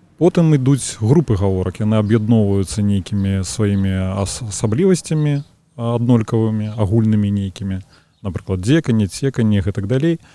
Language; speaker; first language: Belarusian; native; Belarusian